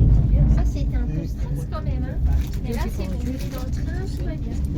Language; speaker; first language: French; native; French